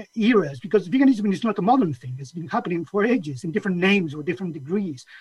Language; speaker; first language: English; non-native, fluent; Catalan